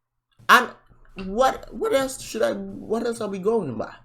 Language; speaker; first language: English; native; English